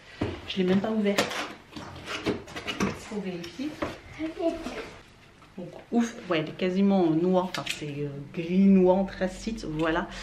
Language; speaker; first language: French; native; French